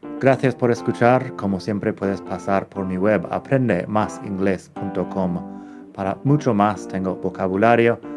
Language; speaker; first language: Spanish; non-native, fluent; English